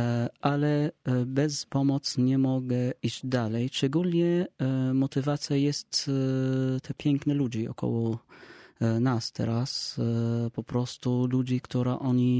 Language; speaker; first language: Polish; non-native, learner; Arabic